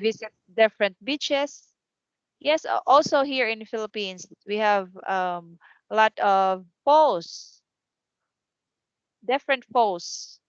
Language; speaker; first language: English; non-native, fluent; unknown